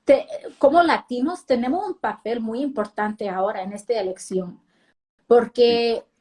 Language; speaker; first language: Spanish; early bilingual, heritage; Spanish